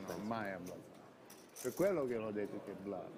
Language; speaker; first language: Italian; non-native, learner; Russian